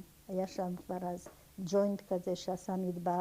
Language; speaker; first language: Hebrew; non-native, fluent; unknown